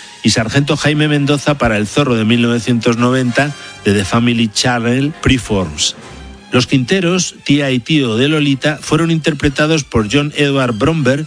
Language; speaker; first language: Spanish; native; Spanish